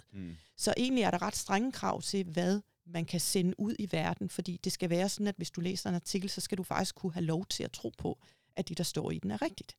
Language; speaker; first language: Danish; native; Danish